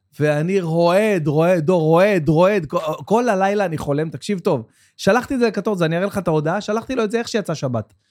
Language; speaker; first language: Hebrew; native; Hebrew